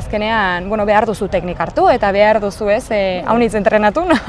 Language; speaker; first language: Basque; native; Basque